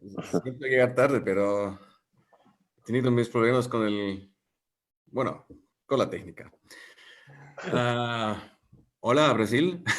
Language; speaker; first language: Spanish; non-native, fluent; German